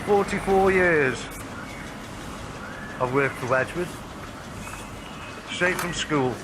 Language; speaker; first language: English; native; English